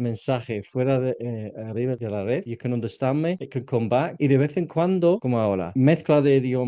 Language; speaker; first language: Spanish; non-native, learner; English